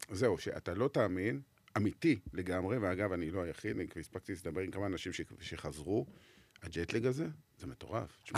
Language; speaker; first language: Hebrew; native; Hebrew